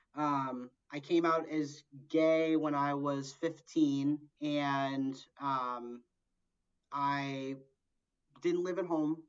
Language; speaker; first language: English; early bilingual, other home language; Portuguese